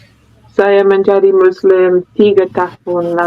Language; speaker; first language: Indonesian; non-native, learner; English